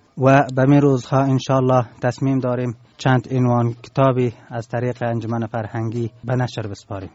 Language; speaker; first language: Persian; non-native, local second language; Turkmen